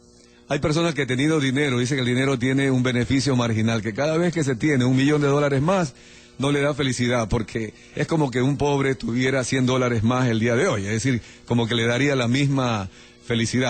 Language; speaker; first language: Spanish; native; Spanish